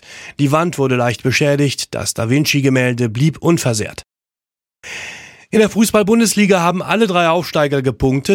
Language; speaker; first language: German; native; German